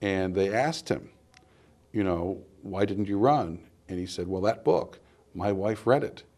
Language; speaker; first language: English; native; English